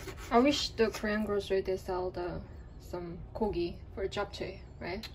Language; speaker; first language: English; non-native, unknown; Korean